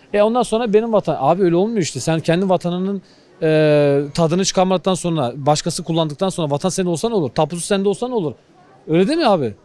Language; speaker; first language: Turkish; native; Turkish